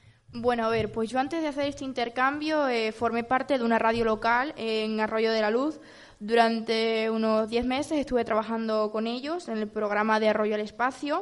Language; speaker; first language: Spanish; native; Spanish